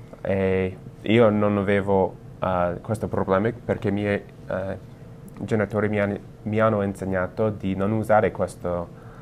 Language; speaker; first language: Italian; non-native, learner; English